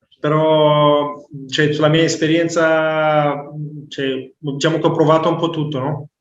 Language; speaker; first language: Italian; non-native, fluent; Romanian